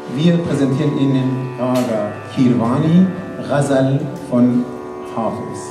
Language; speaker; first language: German; non-native, fluent; Persian